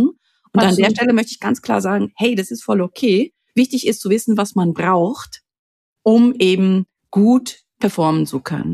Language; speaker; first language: German; native; German